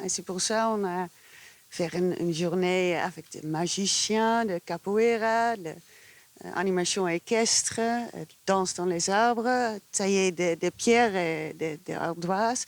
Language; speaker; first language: French; non-native, fluent; Dutch